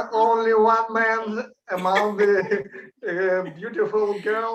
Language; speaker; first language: English; non-native, learner; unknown